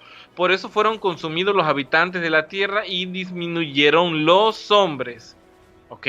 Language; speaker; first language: Spanish; native; Spanish